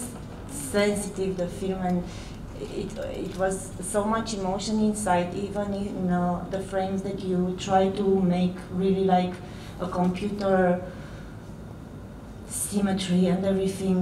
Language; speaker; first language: English; non-native, learner; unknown